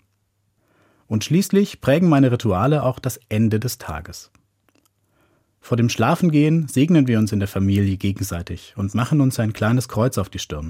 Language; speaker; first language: German; native; German